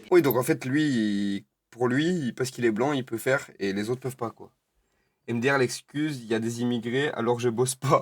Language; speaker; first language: French; native; French